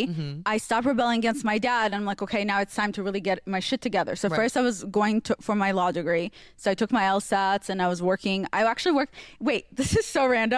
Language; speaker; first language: English; non-native, fluent; Hebrew